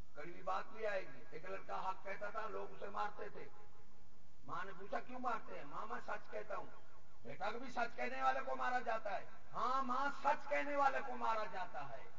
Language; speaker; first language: Urdu; non-native, local second language; Punjabi